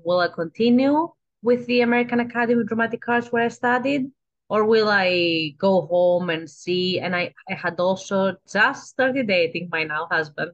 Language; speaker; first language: English; non-native, fluent; Greek